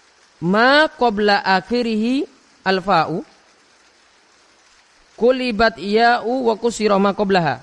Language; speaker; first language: Arabic; non-native, fluent; Indonesian